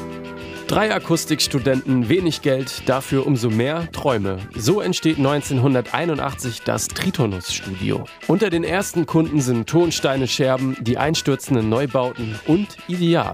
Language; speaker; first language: German; native; German